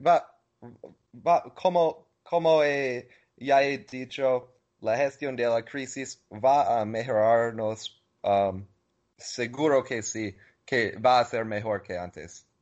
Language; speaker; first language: Spanish; non-native, learner; English